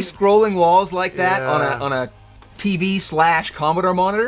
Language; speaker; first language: English; native; English